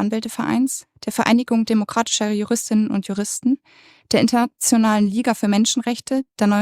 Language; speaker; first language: German; native; German